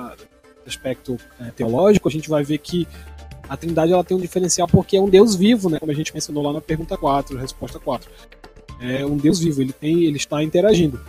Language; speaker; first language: Portuguese; native; Portuguese